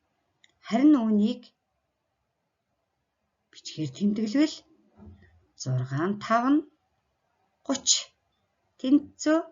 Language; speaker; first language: Mongolian; native; Mongolian